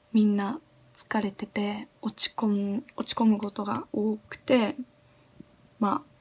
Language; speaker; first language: Japanese; non-native, fluent; English